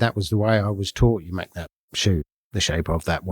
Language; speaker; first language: English; native; English